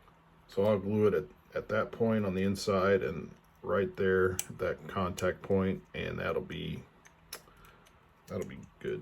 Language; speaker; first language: English; native; English